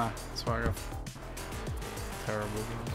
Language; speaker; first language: English; native; English